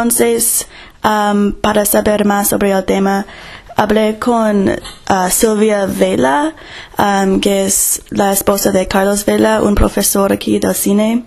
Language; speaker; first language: Spanish; non-native, fluent; English